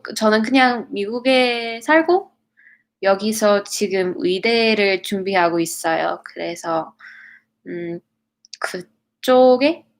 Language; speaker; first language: Korean; non-native, learner; English